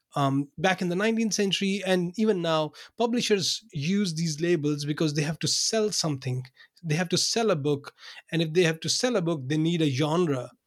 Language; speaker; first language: English; non-native, local second language; Urdu